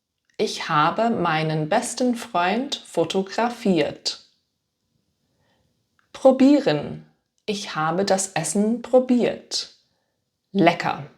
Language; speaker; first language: German; non-native, fluent; English